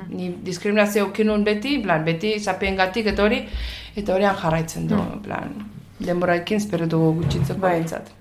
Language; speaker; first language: Basque; non-native, fluent; Azerbaijani